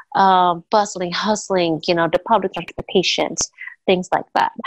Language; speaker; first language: English; non-native, fluent; Indonesian